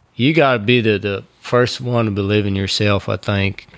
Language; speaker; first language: English; non-native, fluent; Portuguese